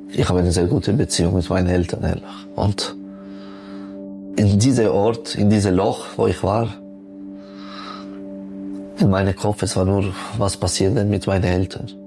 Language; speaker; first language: German; non-native, local second language; French